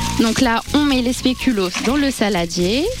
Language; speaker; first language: French; native; French